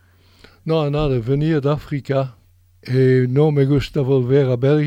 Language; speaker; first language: Spanish; non-native, fluent; French